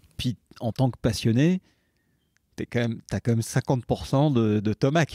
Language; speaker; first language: French; native; French